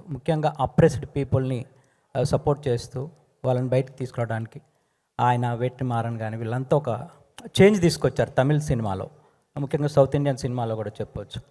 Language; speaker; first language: Telugu; native; Telugu